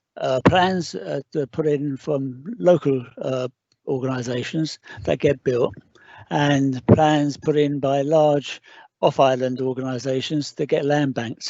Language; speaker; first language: English; native; English